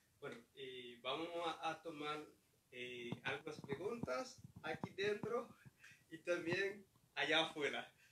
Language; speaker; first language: Spanish; non-native, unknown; Haitian Creole